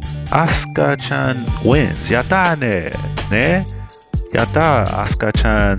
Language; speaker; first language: Japanese; non-native, learner; English